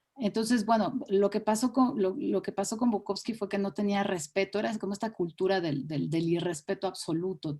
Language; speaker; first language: Spanish; native; Spanish